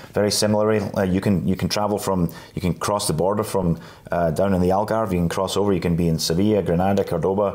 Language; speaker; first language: English; native; English